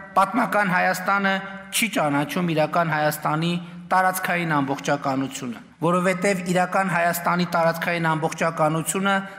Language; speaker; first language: Armenian; native; Armenian